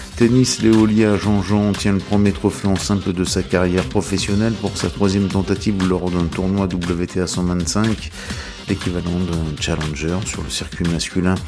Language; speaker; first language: French; native; French